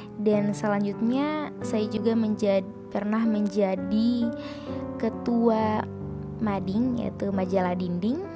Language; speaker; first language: Indonesian; native; Indonesian